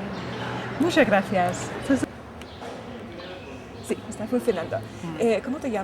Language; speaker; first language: Spanish; non-native, fluent; English